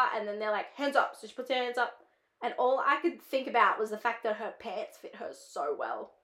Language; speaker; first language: English; native; English